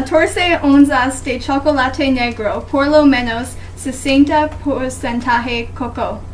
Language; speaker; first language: Spanish; non-native, learner; English